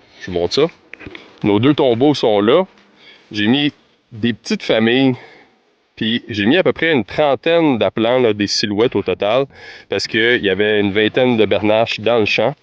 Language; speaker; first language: French; native; French